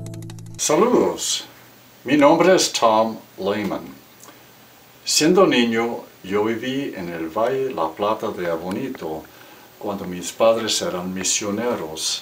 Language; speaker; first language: Spanish; non-native, local second language; English